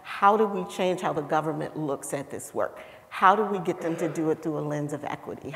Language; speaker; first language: English; native; English